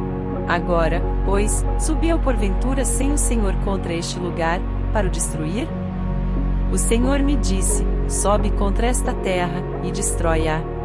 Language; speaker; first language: Portuguese; native; Portuguese